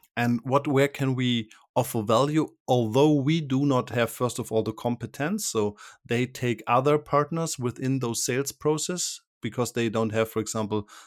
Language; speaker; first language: English; non-native, fluent; German